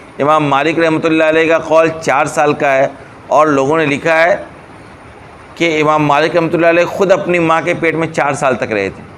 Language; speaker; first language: Urdu; native; Urdu